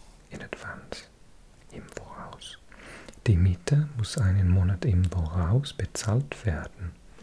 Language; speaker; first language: German; non-native, learner; English